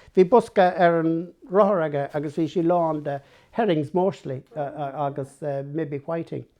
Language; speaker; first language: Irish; non-native, local second language; English